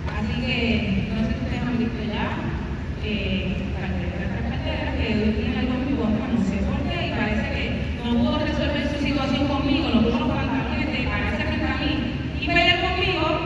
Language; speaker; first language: Spanish; native; Spanish